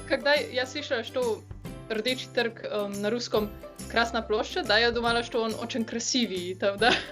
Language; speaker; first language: Russian; non-native, learner; Slovenian